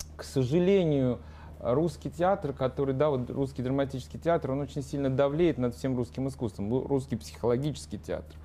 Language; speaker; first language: Russian; non-native, local second language; Ukrainian